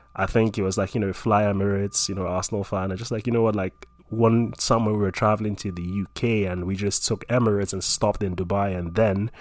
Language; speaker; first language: English; non-native, local second language; Yoruba